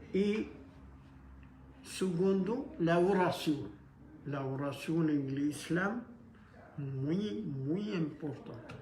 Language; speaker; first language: Spanish; non-native, fluent; Arabic